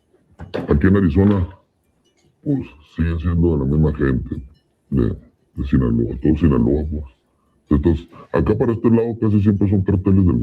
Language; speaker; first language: Spanish; native; Spanish